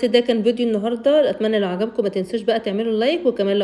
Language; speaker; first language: Arabic; native; Arabic